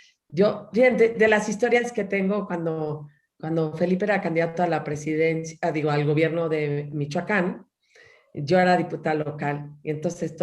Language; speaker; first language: Spanish; native; Spanish